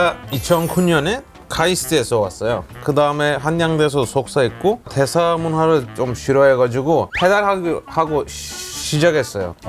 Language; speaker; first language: Korean; non-native, fluent; Turkish